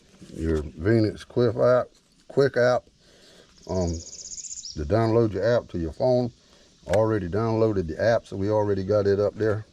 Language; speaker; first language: English; native; English